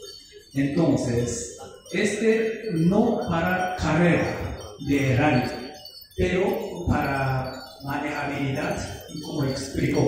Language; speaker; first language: Spanish; non-native, learner; Japanese